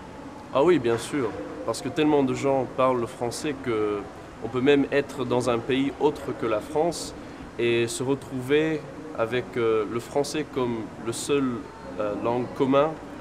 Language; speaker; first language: French; non-native, fluent; English